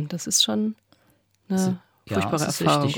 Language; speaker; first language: German; native; German